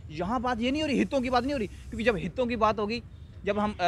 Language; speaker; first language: Hindi; native; Hindi